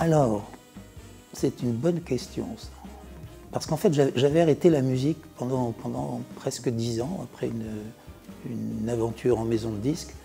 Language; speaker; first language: French; native; French